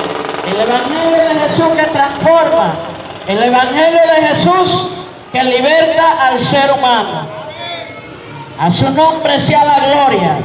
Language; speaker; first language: Spanish; native; Spanish